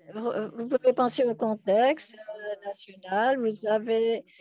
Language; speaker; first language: French; non-native, fluent; English